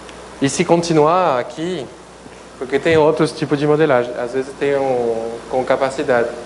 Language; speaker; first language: Portuguese; non-native, fluent; French